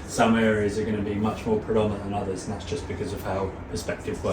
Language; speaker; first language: English; native; English